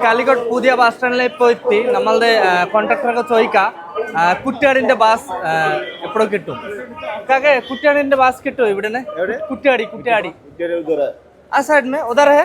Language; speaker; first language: Malayalam; non-native, learner; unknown